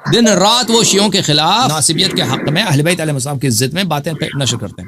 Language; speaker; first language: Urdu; non-native, fluent; Persian